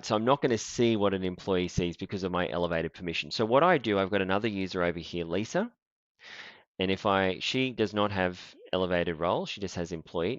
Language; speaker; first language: English; native; English